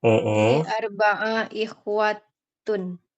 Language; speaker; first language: Arabic; non-native, learner; Indonesian